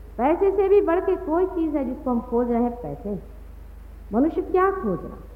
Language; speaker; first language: Hindi; non-native, local second language; Marathi